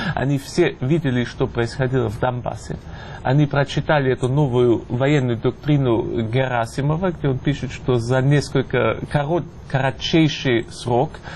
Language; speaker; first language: Russian; non-native, fluent; German